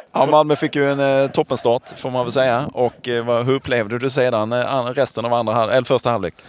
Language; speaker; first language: Swedish; native; Swedish